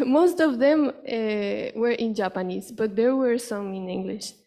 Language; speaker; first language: English; non-native, fluent; Spanish